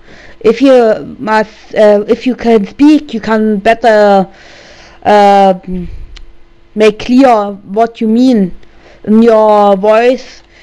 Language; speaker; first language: English; non-native, learner; German